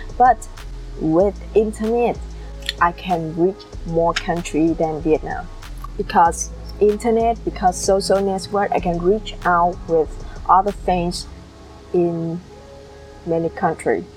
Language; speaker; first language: English; non-native, learner; Vietnamese